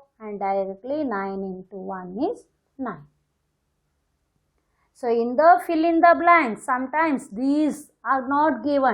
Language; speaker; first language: English; non-native, local second language; Hindi